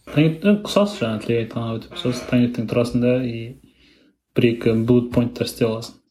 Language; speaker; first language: Kazakh; native; Kazakh